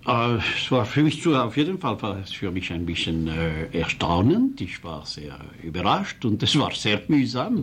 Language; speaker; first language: German; non-native, local second language; French